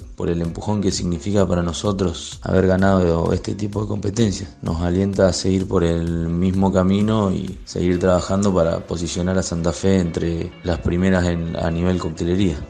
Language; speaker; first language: Spanish; native; Spanish